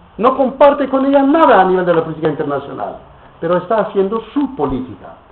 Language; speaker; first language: Spanish; non-native, fluent; French